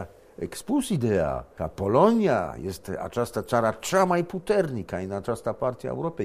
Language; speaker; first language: Romanian; non-native, fluent; Polish